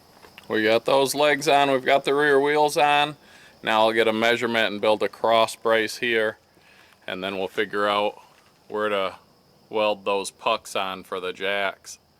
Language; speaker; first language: English; native; English